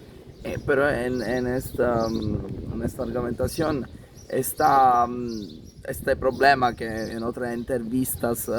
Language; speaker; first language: Spanish; non-native, fluent; Italian